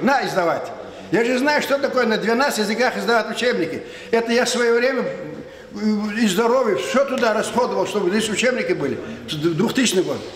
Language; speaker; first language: Russian; non-native, local second language; Lezghian